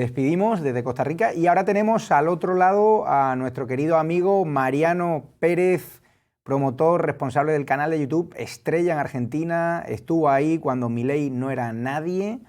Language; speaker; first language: Spanish; native; Spanish